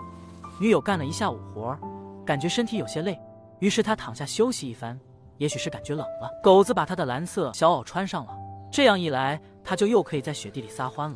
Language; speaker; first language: Chinese; native; Chinese